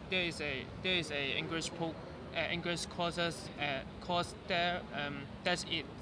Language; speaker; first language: English; non-native, learner; Cantonese